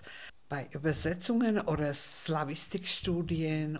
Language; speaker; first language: German; non-native, fluent; Czech